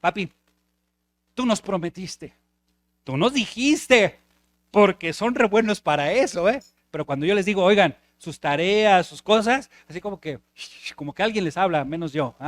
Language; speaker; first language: Spanish; native; Spanish